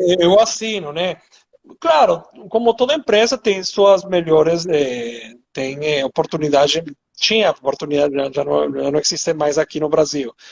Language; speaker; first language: Portuguese; non-native, fluent; Spanish